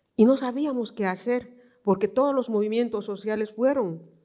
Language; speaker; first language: Spanish; native; Spanish